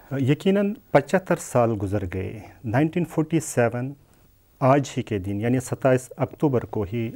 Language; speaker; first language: Urdu; non-native, local second language; Kashmiri